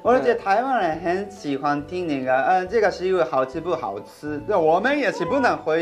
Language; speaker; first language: Chinese; non-native, fluent; Japanese